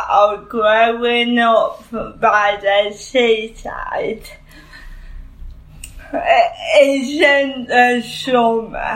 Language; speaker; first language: English; native; English